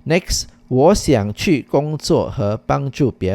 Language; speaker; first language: Chinese; non-native, fluent; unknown